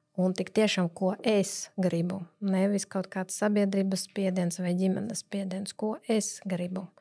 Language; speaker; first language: Latvian; non-native, local second language; Russian